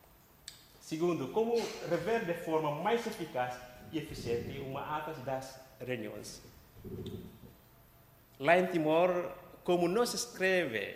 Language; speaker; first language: Portuguese; non-native, local second language; Tetum